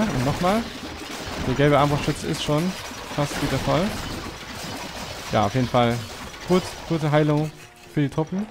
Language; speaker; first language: German; native; German